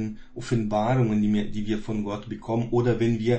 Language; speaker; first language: German; non-native, fluent; Portuguese